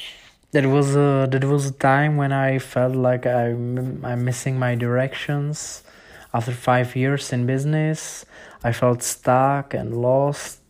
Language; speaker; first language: English; non-native, fluent; Czech